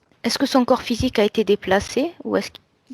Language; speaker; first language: French; native; French